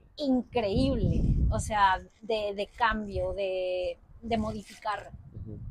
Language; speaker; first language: Spanish; native; Spanish